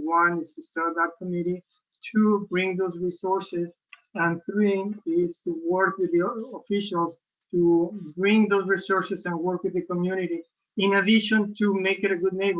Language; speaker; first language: English; non-native, fluent; Spanish